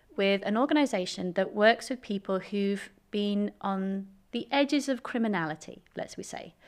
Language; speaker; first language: English; native; English